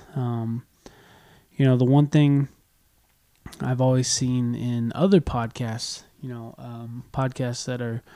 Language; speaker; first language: English; native; English